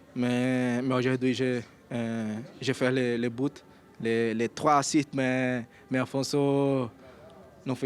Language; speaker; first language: French; non-native, learner; Portuguese